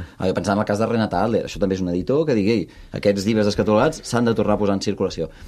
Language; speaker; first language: Catalan; early bilingual, other home language; Russian